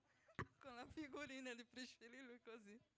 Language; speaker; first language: Italian; non-native, learner; Portuguese